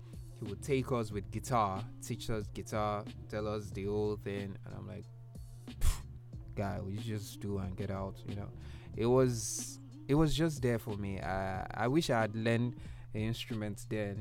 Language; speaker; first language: English; non-native, local second language; Yoruba